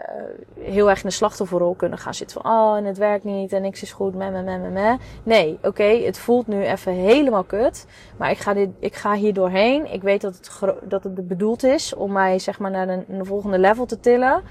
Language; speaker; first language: Dutch; native; Dutch